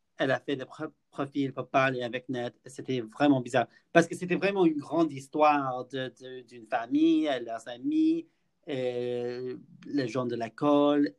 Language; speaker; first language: French; non-native, fluent; English